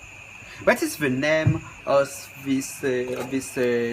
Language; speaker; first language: English; non-native, learner; Réunion Creole French